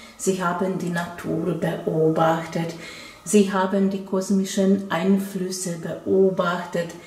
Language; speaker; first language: German; non-native, fluent; Hungarian